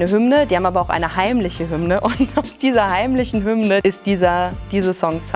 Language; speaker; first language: German; native; German